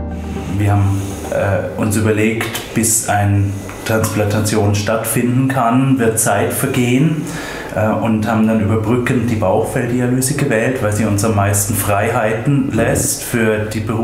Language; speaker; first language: German; native; German